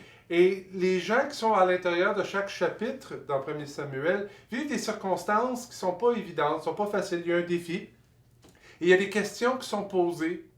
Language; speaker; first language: French; native; French